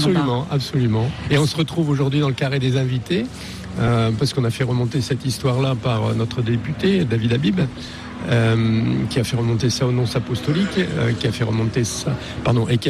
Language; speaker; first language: French; native; French